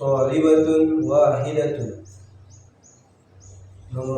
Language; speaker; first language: Arabic; non-native, learner; Indonesian